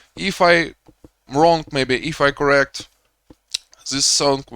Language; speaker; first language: English; non-native, learner; Russian